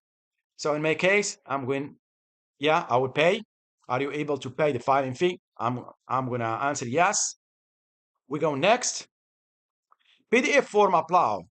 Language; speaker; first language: English; non-native, fluent; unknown